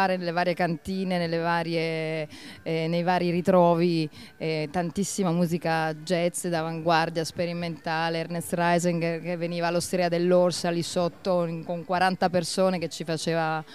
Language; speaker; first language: Italian; native; Italian